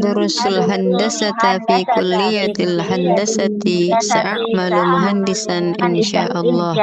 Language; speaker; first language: Arabic; non-native, learner; Indonesian